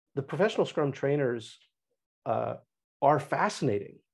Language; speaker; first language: English; native; English